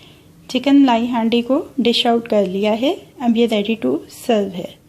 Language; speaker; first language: Urdu; native; Urdu